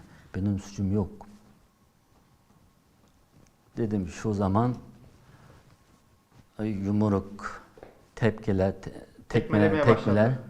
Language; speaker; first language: Turkish; non-native, learner; Uyghur